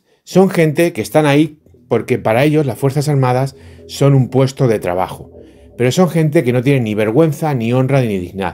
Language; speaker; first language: Spanish; native; Spanish